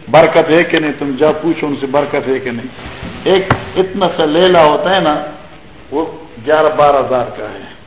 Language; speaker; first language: Urdu; non-native, local second language; Northern Hindko